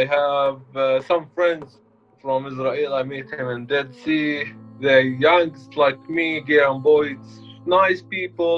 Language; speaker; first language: English; non-native, learner; Arabic